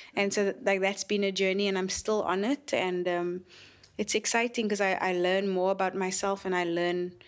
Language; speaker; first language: English; native; English